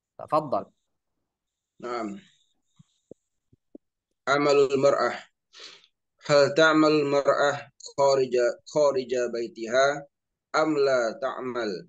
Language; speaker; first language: Arabic; non-native, learner; Indonesian